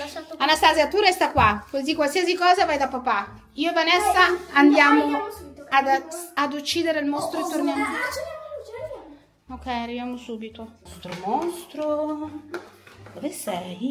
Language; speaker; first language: Italian; native; Italian